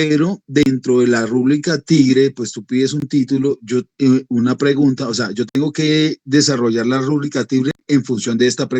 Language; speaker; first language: Spanish; native; Spanish